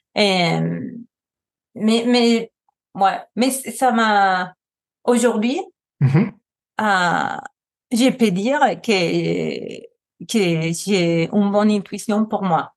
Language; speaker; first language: French; non-native, fluent; Spanish